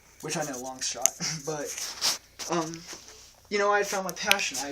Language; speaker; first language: English; native; English